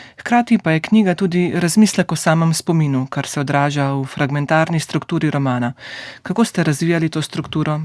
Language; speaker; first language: Slovenian; native; Slovenian